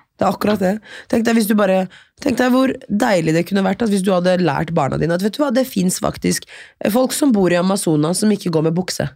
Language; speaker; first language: Norwegian; early bilingual, other home language; Serbian